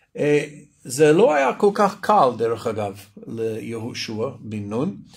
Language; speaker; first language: Hebrew; non-native, fluent; Russian